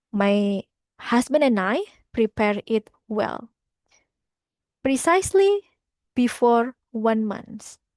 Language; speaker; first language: English; non-native, fluent; Indonesian